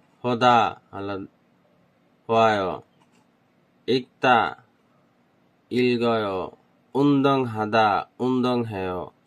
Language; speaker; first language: Korean; non-native, fluent; Bangla